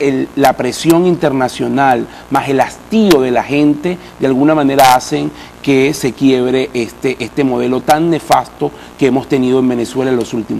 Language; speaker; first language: Spanish; native; Spanish